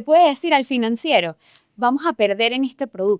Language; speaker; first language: Spanish; native; Spanish